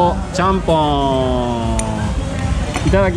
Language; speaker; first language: Japanese; native; Japanese